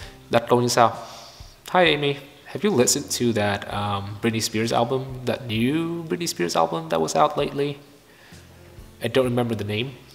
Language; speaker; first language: English; non-native, fluent; Vietnamese